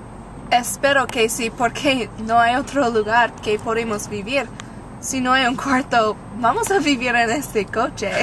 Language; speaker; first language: Spanish; non-native, learner; English